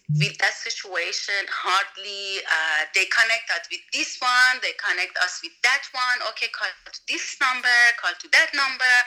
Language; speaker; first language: English; non-native, learner; Persian